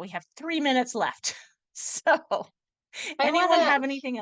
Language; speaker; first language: English; native; English